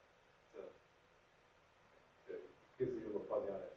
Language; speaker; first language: English; native; English